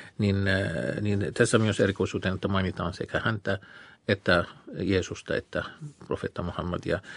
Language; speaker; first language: Finnish; non-native, fluent; Arabic